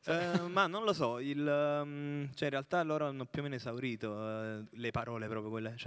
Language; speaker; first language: Italian; native; Italian